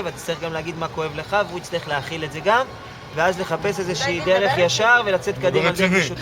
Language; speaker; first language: Hebrew; non-native, fluent; English